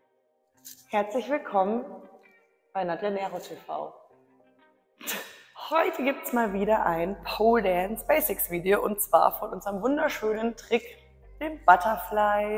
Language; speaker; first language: German; native; German